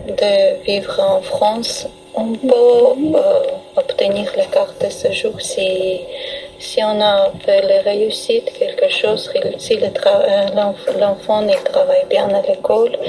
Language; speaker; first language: French; non-native, learner; Armenian